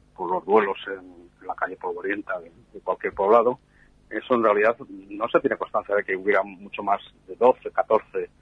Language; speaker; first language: Spanish; native; Spanish